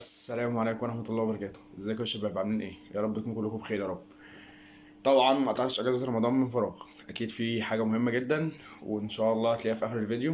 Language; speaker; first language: Arabic; native; Arabic